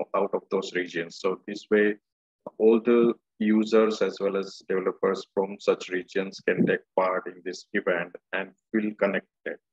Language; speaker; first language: English; non-native, local second language; Gujarati